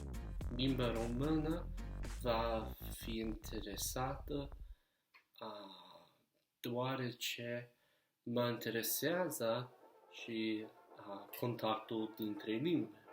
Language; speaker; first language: Romanian; non-native, learner; English